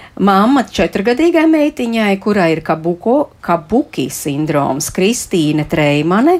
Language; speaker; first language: Latvian; native; Latvian